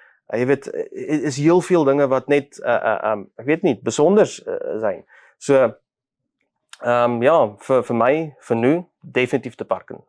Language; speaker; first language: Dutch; non-native, learner; Afrikaans